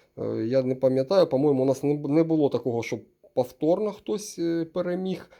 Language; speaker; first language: Ukrainian; non-native, local second language; Russian